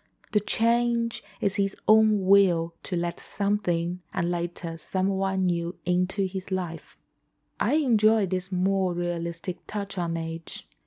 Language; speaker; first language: English; non-native, fluent; Chinese